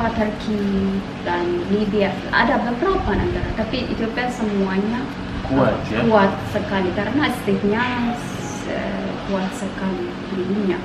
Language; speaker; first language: Indonesian; non-native, learner; Amharic